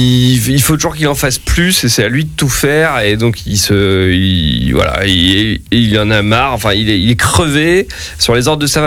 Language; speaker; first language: French; native; French